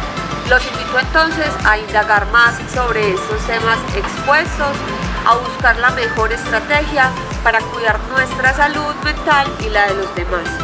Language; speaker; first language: Spanish; native; Spanish